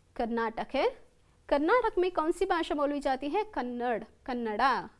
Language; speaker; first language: Hindi; non-native, local second language; Kannada